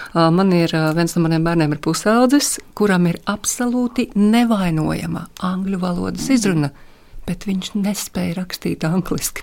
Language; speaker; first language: Latvian; native; Latvian